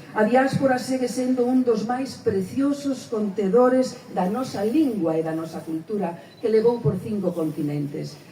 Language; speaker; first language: Galician; early bilingual, heritage; Spanish